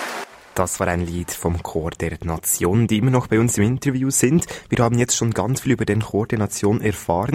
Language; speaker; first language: German; native; German